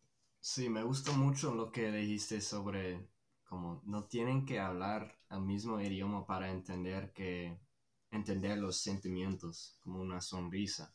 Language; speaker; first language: Spanish; non-native, fluent; English